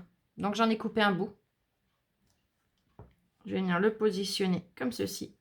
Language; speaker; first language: French; native; French